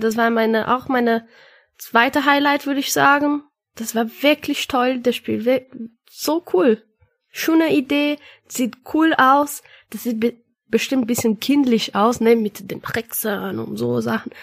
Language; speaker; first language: German; non-native, learner; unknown